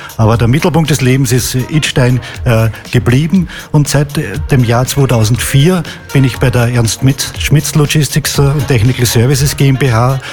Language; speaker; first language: German; native; German